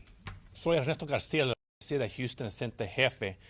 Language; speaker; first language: Spanish; early bilingual, heritage; English